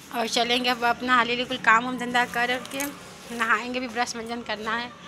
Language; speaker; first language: Hindi; native; Hindi